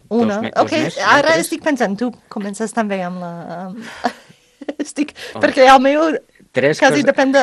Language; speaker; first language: Catalan; non-native, fluent; English